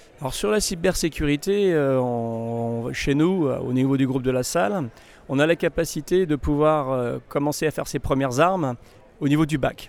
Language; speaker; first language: French; native; French